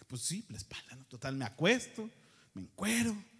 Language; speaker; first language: Spanish; native; Spanish